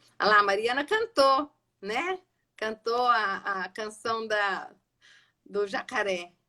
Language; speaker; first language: Portuguese; native; Portuguese